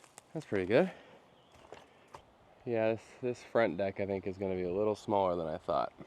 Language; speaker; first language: English; native; English